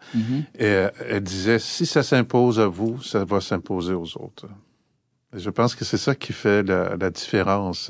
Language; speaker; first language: French; native; French